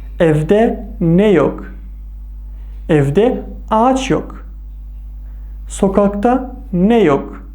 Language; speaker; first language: Turkish; non-native, fluent; Persian